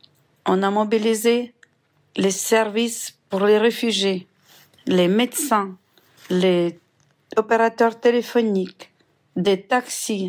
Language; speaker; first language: French; non-native, fluent; Ukrainian